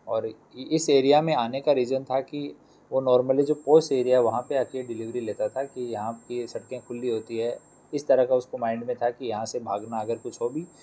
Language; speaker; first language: Hindi; non-native, local second language; Gujarati